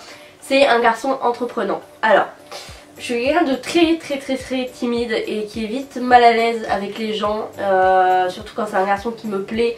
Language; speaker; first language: French; native; French